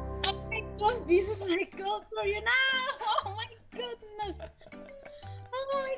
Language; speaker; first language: English; non-native, learner; Indonesian